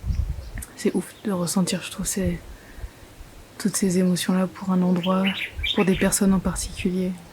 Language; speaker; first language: French; native; French